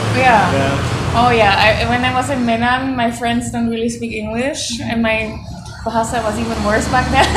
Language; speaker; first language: English; non-native, fluent; Swiss German